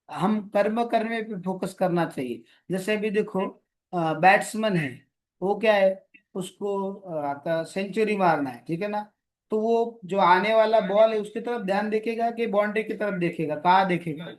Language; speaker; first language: Hindi; non-native, local second language; Marathi